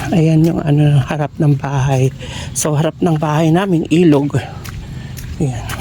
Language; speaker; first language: Filipino; non-native, local second language; Iloko